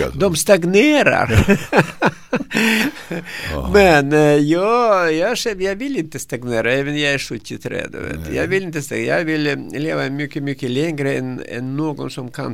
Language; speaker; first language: Swedish; non-native, fluent; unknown